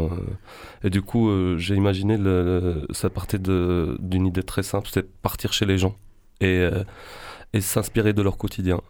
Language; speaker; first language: French; non-native, local second language; Arabic